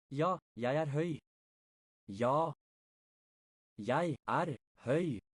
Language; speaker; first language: Norwegian; non-native, learner; English